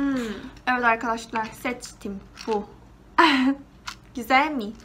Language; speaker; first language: Turkish; non-native, fluent; Korean